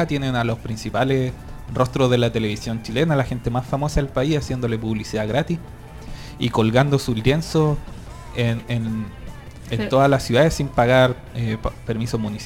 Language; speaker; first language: Spanish; native; Spanish